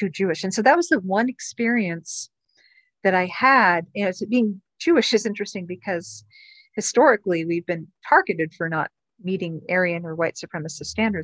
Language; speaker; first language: English; native; English